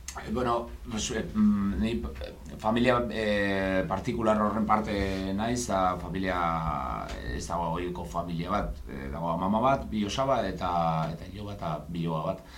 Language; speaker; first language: Basque; non-native, local second language; Spanish